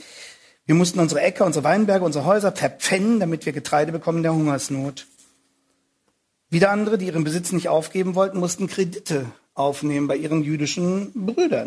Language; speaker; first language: German; native; German